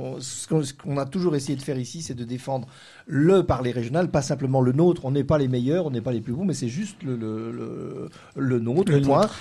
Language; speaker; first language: French; native; French